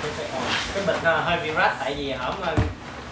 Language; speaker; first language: Vietnamese; early bilingual, other home language; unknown